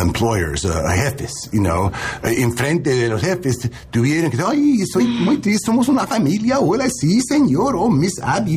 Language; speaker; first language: Spanish; non-native, learner; English